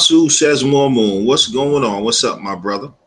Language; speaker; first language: English; native; English